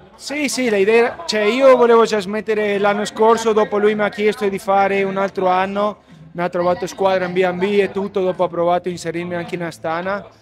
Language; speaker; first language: Italian; non-native, fluent; Spanish